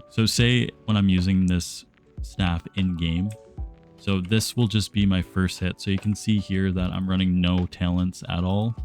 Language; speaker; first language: English; native; English